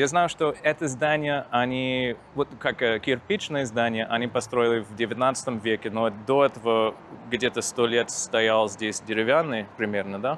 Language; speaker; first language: Russian; non-native, fluent; English